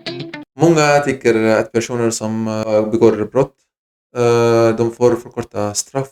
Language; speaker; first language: Swedish; non-native, fluent; Arabic